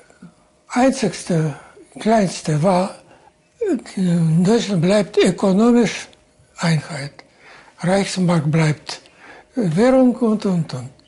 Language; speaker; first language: German; non-native, fluent; Russian